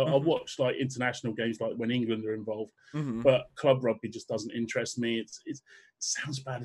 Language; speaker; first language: English; native; English